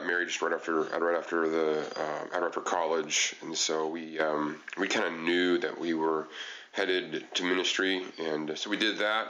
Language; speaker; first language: English; native; English